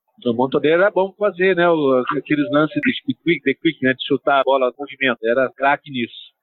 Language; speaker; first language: Portuguese; early bilingual, other home language; Italian